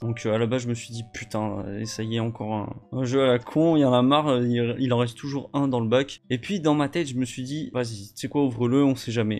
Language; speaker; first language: French; native; French